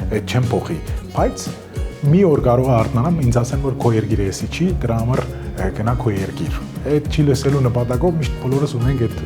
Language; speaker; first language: Armenian; early bilingual, heritage; Armenian